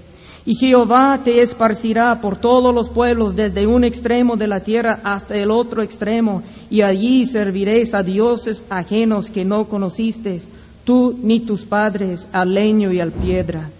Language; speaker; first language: Spanish; non-native, fluent; English